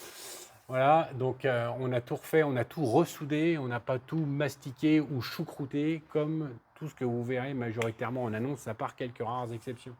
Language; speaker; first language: French; native; French